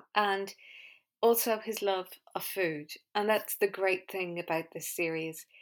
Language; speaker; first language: English; native; English